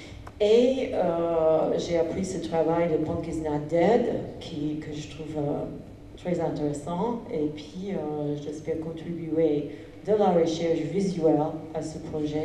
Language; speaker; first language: French; non-native, fluent; English